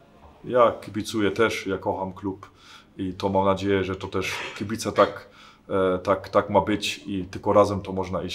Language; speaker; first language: Polish; early bilingual, heritage; German